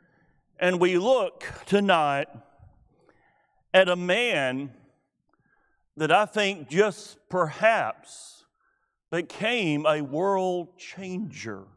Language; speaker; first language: English; native; English